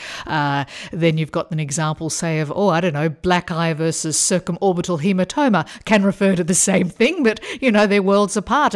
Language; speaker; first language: English; native; English